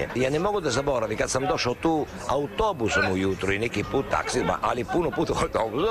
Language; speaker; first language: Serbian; non-native, learner; Italian